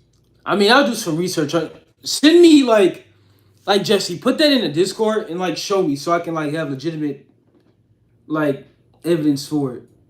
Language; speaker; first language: English; native; English